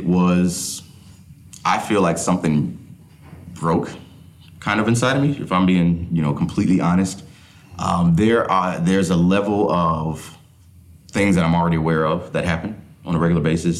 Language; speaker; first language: English; native; English